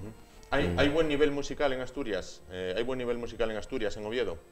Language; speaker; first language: Spanish; native; Spanish